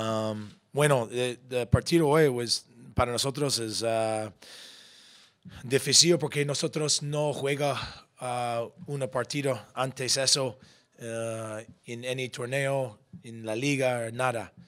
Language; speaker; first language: Spanish; non-native, learner; English